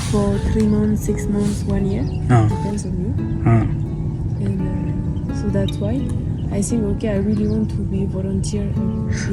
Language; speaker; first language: English; non-native, learner; French